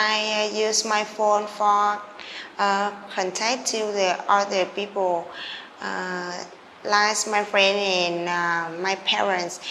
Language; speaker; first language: English; non-native, learner; Vietnamese